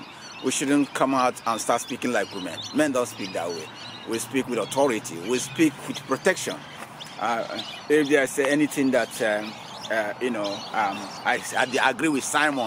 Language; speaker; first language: English; non-native, local second language; Igbo